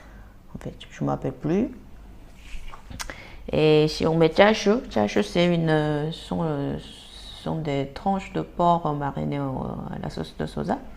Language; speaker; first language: French; non-native, fluent; Korean